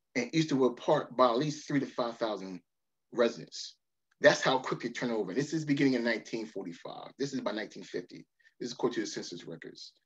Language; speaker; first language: English; native; English